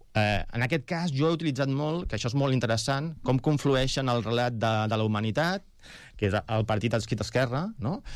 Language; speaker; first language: Catalan; non-native, local second language; Spanish